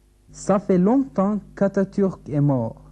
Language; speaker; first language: French; non-native, learner; Turkish